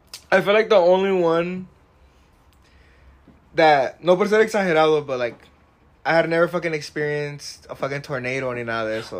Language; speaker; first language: English; early bilingual, other home language; Spanish